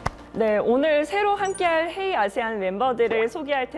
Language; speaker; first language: Korean; native; Korean